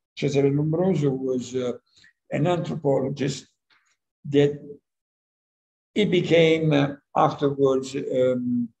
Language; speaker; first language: English; non-native, fluent; Italian